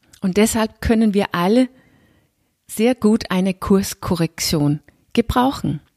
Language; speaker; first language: German; non-native, fluent; Danish